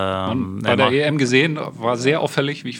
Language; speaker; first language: German; native; German